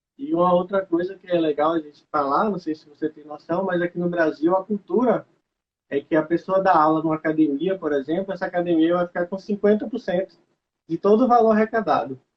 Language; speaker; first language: Portuguese; native; Portuguese